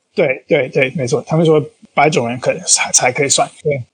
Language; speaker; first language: Chinese; non-native, fluent; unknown